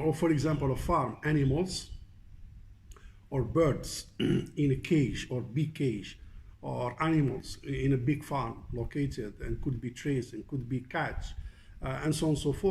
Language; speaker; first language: English; non-native, fluent; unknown